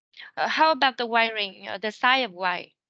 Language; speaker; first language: English; non-native, learner; Vietnamese